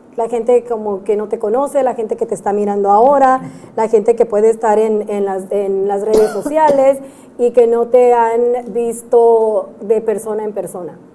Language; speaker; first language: Spanish; native; Spanish